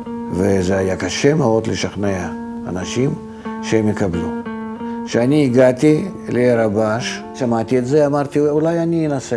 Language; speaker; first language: Hebrew; non-native, fluent; Russian